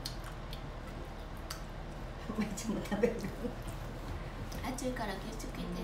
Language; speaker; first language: Japanese; non-native, learner; Vietnamese